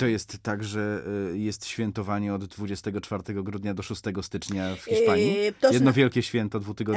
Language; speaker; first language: Polish; native; Polish